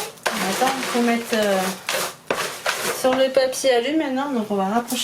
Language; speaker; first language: French; native; French